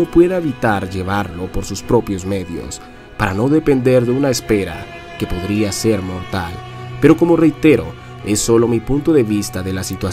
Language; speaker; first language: Spanish; native; Spanish